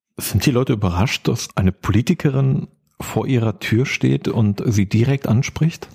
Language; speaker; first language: German; native; German